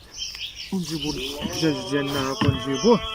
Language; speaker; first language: Arabic; native; Arabic